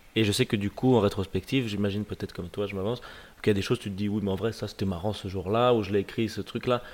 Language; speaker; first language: French; native; French